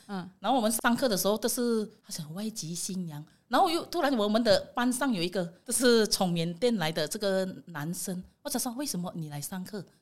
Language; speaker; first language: Chinese; non-native, fluent; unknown